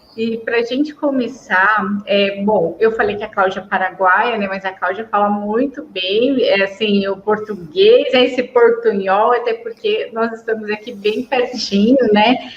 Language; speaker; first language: Portuguese; native; Portuguese